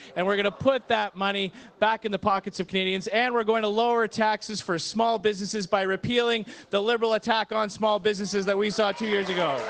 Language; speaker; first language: English; native; English